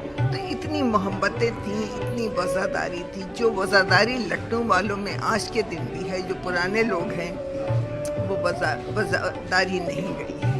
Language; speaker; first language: Urdu; native; Urdu